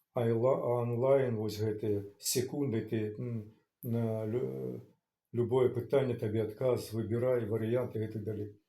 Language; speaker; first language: Belarusian; non-native, local second language; Russian